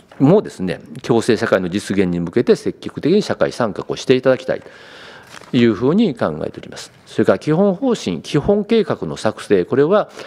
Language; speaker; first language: Japanese; native; Japanese